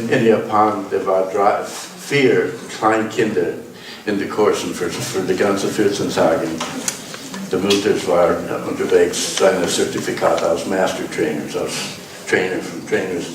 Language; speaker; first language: German; non-native, learner; English